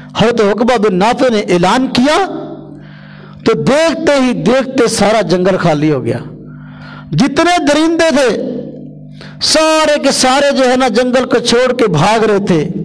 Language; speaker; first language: Urdu; non-native, local second language; Punjabi